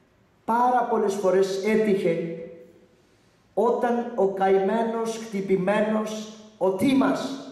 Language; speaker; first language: Greek; non-native, learner; Urdu